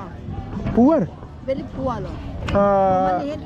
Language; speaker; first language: English; non-native, learner; Thai